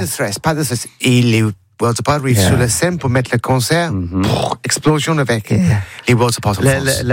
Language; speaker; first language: French; non-native, learner; English